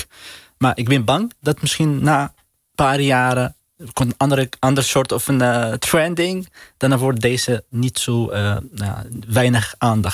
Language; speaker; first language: Dutch; non-native, learner; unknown